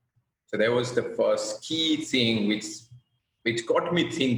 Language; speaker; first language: English; non-native, local second language; Gujarati